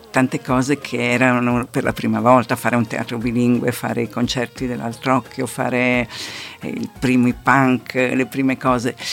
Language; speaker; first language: Italian; native; Italian